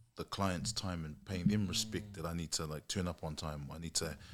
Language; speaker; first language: English; native; English